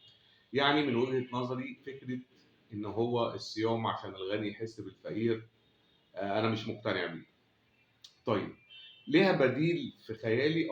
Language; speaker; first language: Arabic; native; Arabic